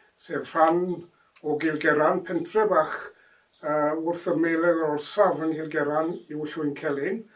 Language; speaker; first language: Welsh; native; Welsh